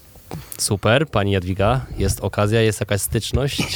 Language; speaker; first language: Polish; native; Polish